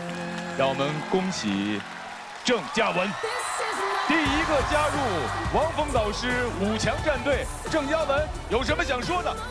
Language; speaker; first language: Chinese; native; Chinese